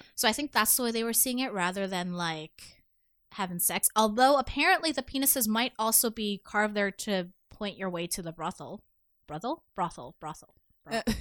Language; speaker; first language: English; native; English